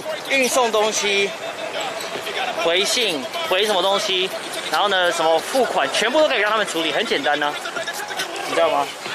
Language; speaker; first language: Chinese; early bilingual, heritage; Chinese